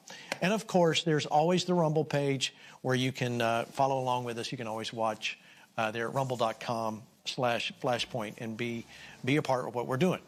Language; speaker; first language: English; native; English